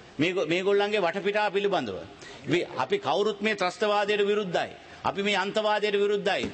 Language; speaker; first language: Sinhala; non-native, local second language; Tamil